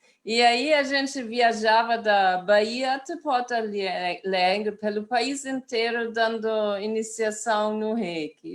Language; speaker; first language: Portuguese; non-native, fluent; German